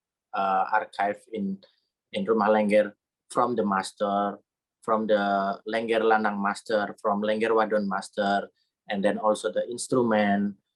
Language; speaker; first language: English; non-native, learner; Indonesian